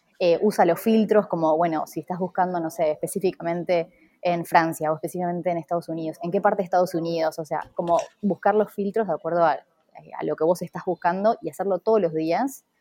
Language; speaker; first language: Spanish; native; Spanish